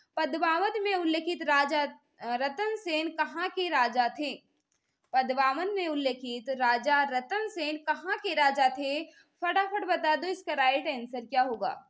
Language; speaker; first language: Hindi; native; Hindi